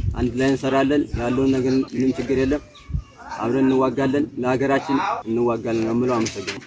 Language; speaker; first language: Amharic; native; Amharic